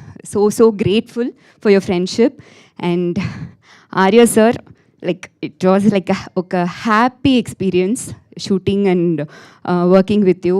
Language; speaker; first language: Telugu; non-native, fluent; Tamil